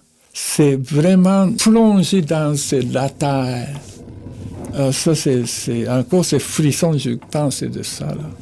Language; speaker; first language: French; non-native, fluent; Japanese